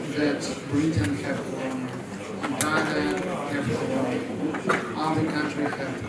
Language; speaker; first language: English; non-native, learner; Ukrainian